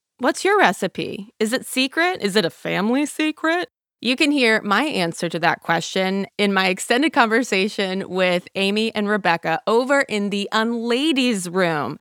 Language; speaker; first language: English; native; English